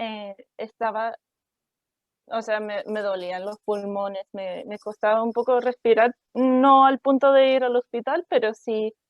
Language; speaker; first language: Spanish; early bilingual, heritage; Spanish